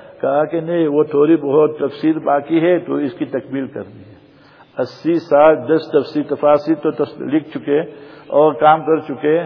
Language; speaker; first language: Urdu; non-native, fluent; Gujarati